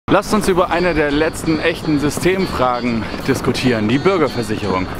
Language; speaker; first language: German; native; German